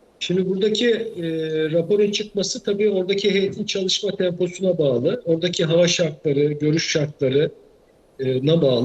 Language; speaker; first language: Turkish; native; Turkish